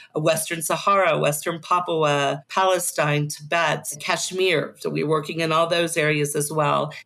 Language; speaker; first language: English; native; English